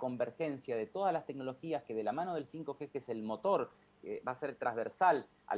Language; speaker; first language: Spanish; native; Spanish